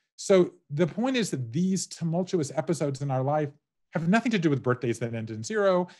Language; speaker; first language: English; native; English